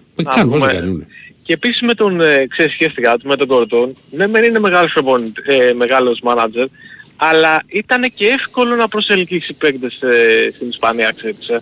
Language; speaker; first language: Greek; native; Greek